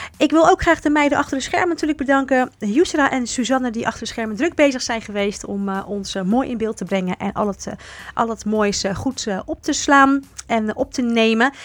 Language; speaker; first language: Dutch; native; Dutch